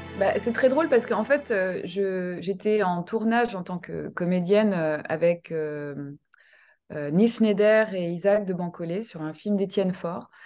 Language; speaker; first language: French; early bilingual, other home language; Kinyarwanda